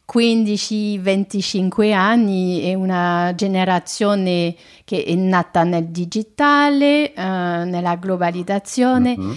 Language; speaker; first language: Italian; non-native, fluent; French